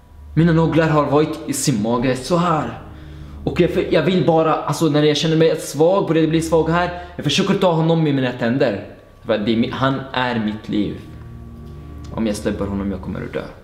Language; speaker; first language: Swedish; non-native, fluent; Arabic